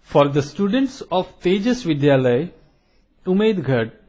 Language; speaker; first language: English; non-native, local second language; Gujarati